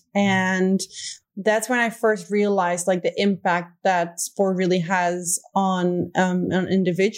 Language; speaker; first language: English; non-native, fluent; Dutch